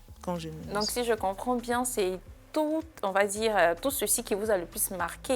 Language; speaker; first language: French; native; French